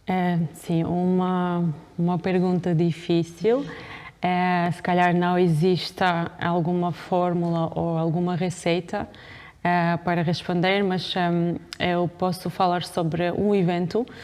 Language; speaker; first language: Portuguese; non-native, fluent; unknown